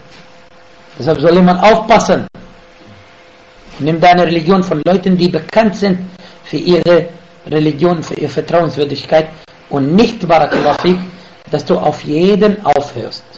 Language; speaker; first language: German; non-native, fluent; Arabic